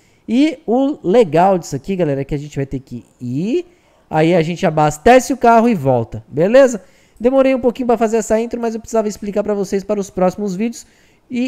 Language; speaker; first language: Portuguese; native; Portuguese